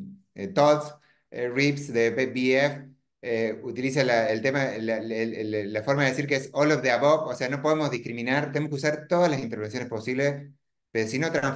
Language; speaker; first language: Spanish; native; Spanish